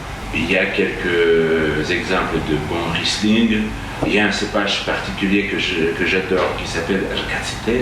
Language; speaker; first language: French; non-native, fluent; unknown